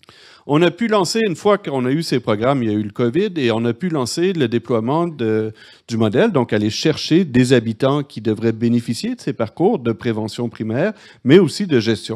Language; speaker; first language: French; native; French